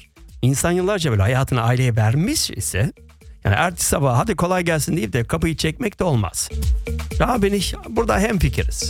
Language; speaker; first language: Turkish; native; Turkish